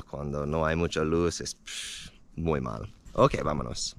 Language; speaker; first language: Spanish; non-native, fluent; English